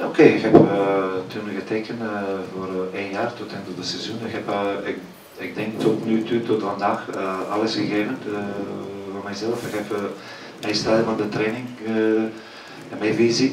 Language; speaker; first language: Dutch; non-native, fluent; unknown